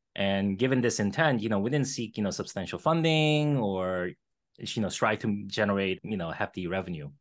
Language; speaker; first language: English; early bilingual, other home language; Korean